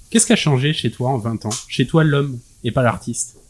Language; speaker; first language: French; native; French